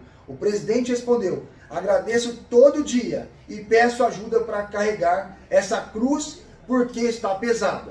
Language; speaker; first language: Portuguese; native; Portuguese